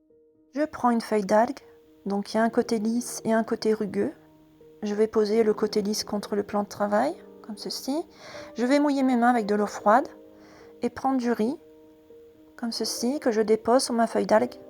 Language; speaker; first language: French; native; French